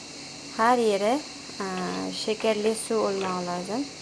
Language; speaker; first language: Turkish; non-native, learner; Uzbek